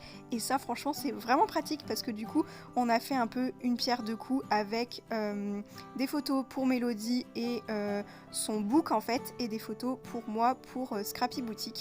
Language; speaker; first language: French; native; French